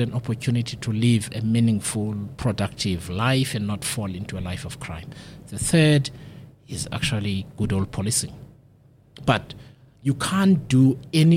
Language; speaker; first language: English; non-native, local second language; Xhosa